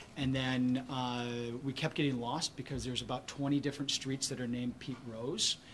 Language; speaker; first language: English; native; English